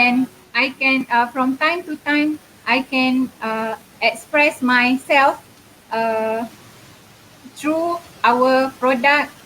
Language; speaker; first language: English; non-native, local second language; Malay